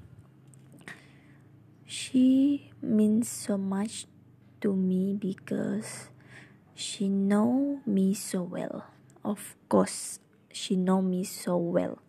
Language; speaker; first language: English; non-native, local second language; Malay